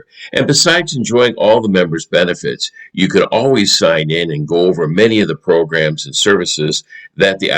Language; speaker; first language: English; native; English